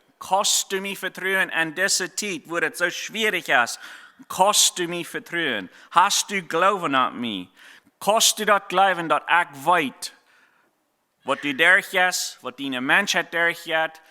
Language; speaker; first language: German; non-native, learner; Plautdietsch